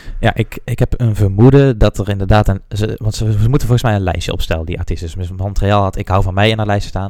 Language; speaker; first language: Dutch; native; Dutch